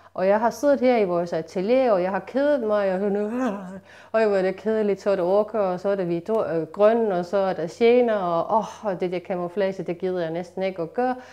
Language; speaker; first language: Danish; non-native, fluent; Estonian